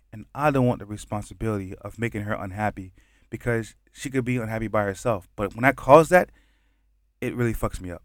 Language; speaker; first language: English; early bilingual, other home language; Haitian Creole